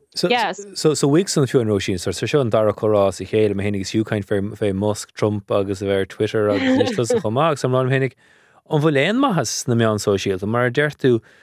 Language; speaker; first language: Irish; native; Irish